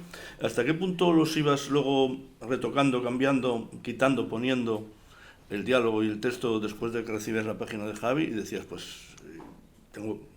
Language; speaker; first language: Spanish; native; Spanish